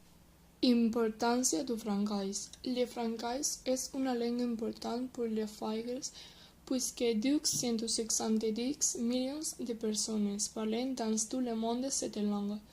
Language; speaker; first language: French; non-native, learner; Spanish